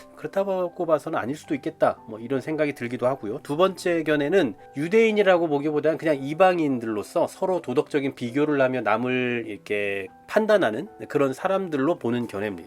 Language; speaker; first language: Korean; native; Korean